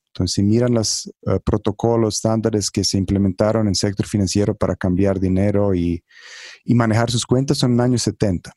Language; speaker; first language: Spanish; non-native, fluent; Croatian